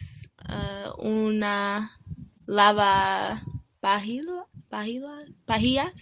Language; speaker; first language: Spanish; non-native, learner; English